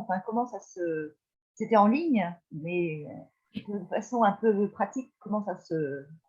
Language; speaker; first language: French; native; French